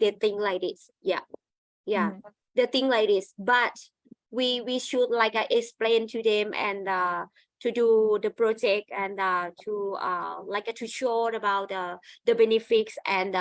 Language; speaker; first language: English; non-native, learner; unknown